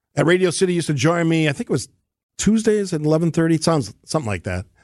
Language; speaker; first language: English; native; English